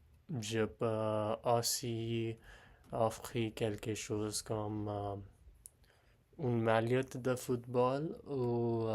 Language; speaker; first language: French; non-native, learner; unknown